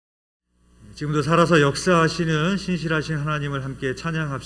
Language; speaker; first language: Korean; native; Korean